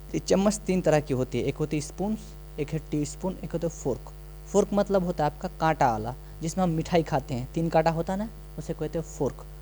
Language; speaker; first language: Hindi; non-native, local second language; Bangla